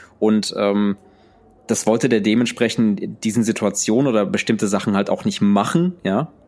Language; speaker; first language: German; early bilingual, other home language; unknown